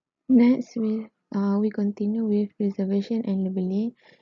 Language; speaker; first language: English; non-native, local second language; Malay